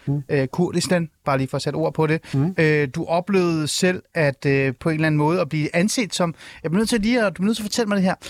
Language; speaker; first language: Danish; early bilingual, other home language; Persian